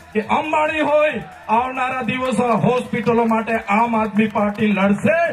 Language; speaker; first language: Gujarati; non-native, local second language; Vasavi